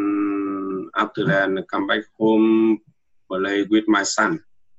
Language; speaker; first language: English; non-native, learner; Vietnamese